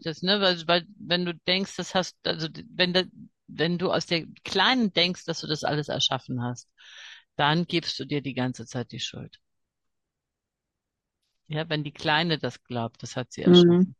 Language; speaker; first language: German; native; German